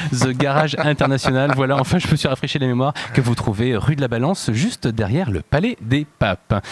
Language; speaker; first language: French; native; French